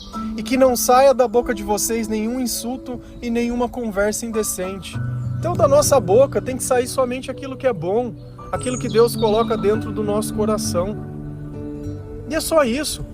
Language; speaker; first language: Portuguese; native; Portuguese